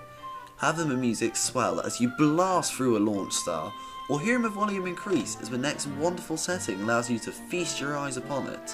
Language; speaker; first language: English; native; English